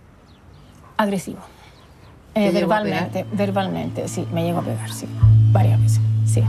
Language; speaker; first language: Spanish; native; Spanish